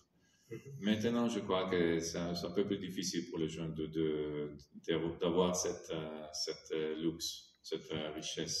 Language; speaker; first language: French; non-native, fluent; Italian